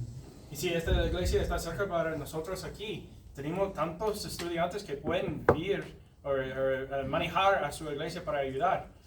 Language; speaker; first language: Spanish; non-native, learner; English